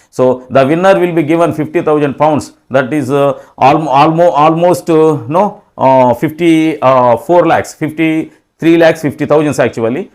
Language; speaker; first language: English; non-native, local second language; Telugu